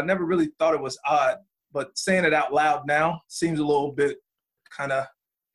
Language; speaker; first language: English; native; English